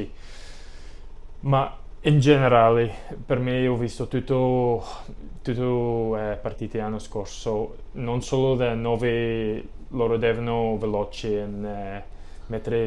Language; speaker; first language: Italian; non-native, learner; English